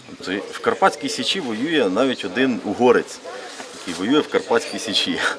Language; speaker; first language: Ukrainian; early bilingual, heritage; Ukrainian